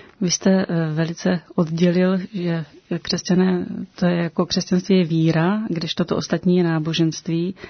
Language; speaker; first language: Czech; native; Czech